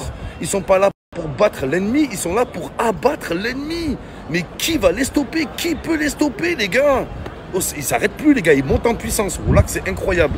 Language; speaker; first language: French; native; French